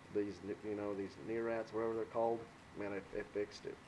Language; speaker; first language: English; native; English